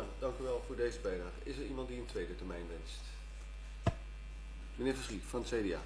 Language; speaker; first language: Dutch; native; Dutch